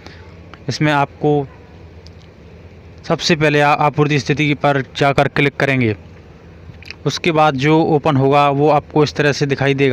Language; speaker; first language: Hindi; native; Hindi